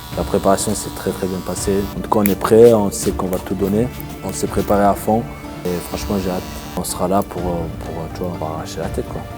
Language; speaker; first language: French; early bilingual, other home language; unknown